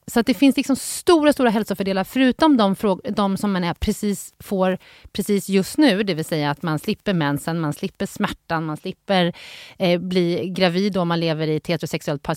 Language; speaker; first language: Swedish; native; Swedish